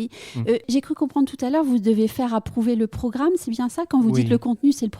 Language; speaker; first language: French; native; French